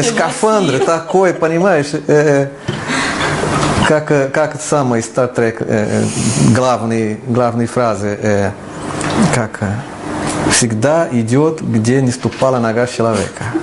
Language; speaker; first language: Russian; non-native, learner; Portuguese